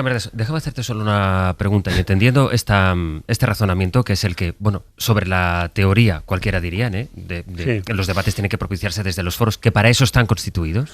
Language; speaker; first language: Spanish; native; Spanish